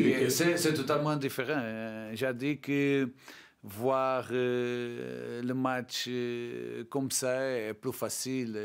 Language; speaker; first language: French; non-native, learner; Portuguese